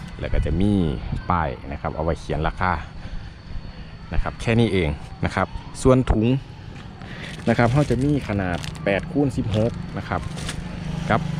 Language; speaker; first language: Thai; non-native, local second language; Lao